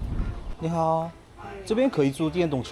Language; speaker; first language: Chinese; non-native, fluent; Korean